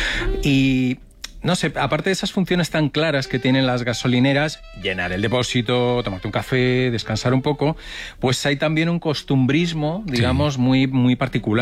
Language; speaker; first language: Spanish; native; Spanish